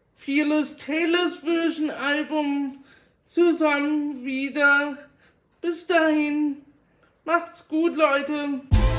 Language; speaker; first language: German; native; German